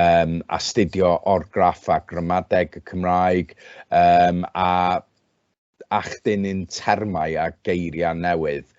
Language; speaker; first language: Welsh; non-native, local second language; English